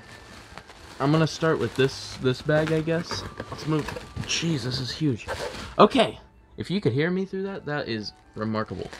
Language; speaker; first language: English; native; English